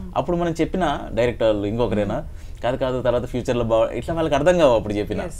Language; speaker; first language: Telugu; native; Telugu